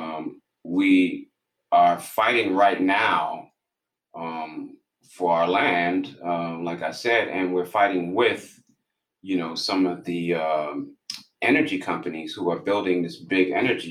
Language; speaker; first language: English; native; English